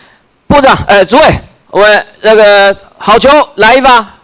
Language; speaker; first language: Chinese; native; Chinese